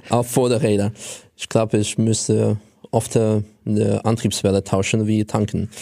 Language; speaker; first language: German; non-native, fluent; Russian